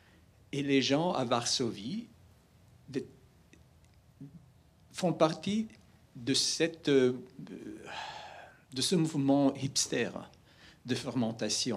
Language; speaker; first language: French; non-native, fluent; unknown